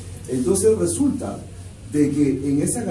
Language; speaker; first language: Spanish; non-native, local second language; Shipibo-Conibo